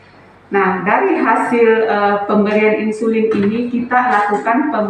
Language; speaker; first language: Indonesian; native; Indonesian